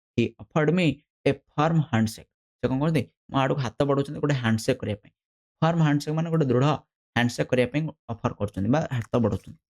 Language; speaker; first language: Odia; native; Odia